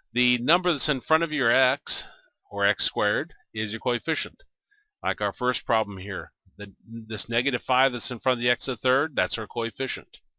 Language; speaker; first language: English; native; English